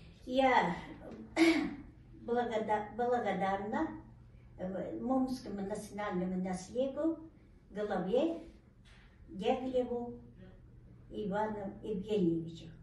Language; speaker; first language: Russian; non-native, local second language; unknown